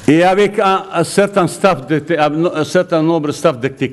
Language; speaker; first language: French; non-native, fluent; Bosnian